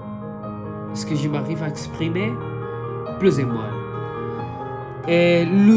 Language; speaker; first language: French; non-native, fluent; Spanish